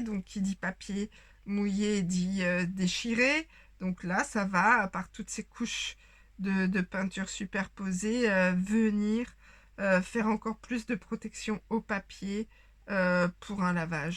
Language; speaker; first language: French; native; French